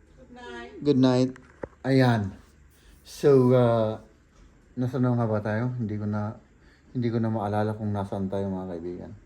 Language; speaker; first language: Filipino; native; Filipino